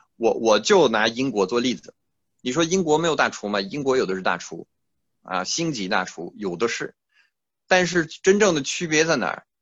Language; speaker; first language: Chinese; non-native, fluent; French